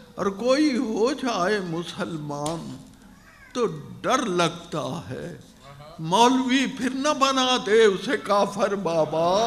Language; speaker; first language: Urdu; non-native, local second language; Punjabi